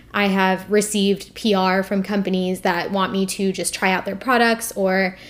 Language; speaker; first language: English; early bilingual, other home language; Hindi